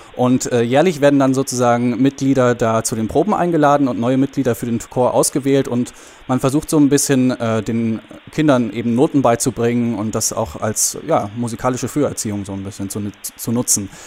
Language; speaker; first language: German; native; German